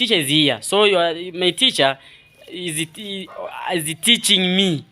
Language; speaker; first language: English; non-native, learner; Swahili